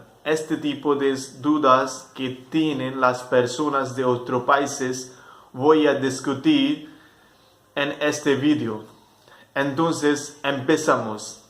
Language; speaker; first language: Spanish; non-native, fluent; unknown